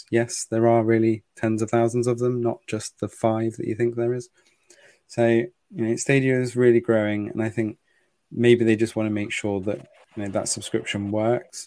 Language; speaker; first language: English; native; English